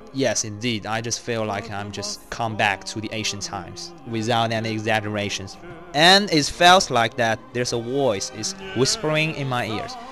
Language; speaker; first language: English; non-native, fluent; Chinese